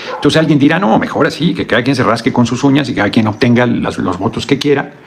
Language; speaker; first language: Spanish; native; Spanish